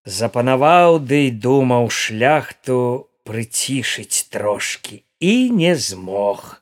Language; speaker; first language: Belarusian; native; Belarusian